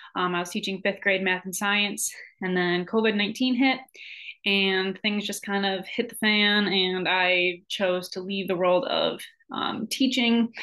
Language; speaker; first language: English; native; English